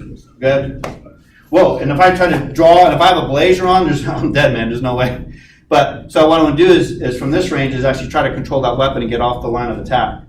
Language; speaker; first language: English; native; English